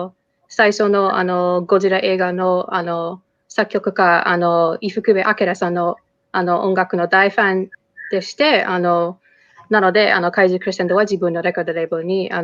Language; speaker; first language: Japanese; non-native, fluent; English